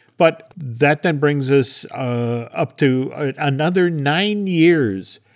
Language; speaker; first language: English; native; English